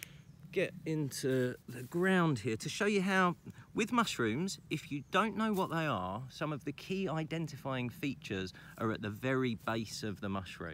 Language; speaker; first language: English; native; English